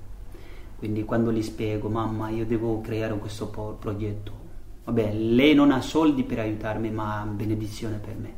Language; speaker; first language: Italian; non-native, learner; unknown